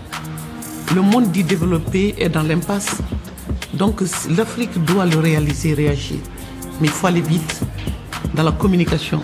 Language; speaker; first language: French; non-native, local second language; Bambara